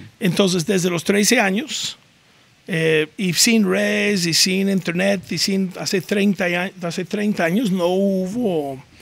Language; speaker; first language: Spanish; non-native, fluent; English